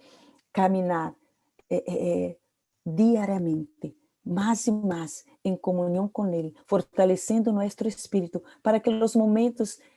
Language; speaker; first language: Portuguese; non-native, learner; Spanish